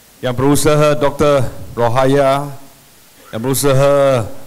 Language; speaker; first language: Malay; non-native, local second language; Chinese